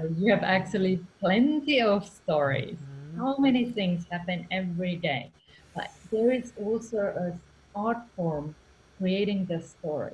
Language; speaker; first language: English; non-native, fluent; Finnish